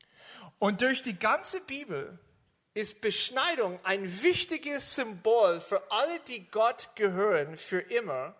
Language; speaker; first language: German; non-native, fluent; English